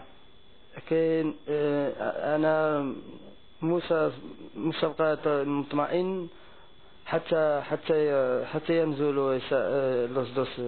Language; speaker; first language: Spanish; non-native, learner; Arabic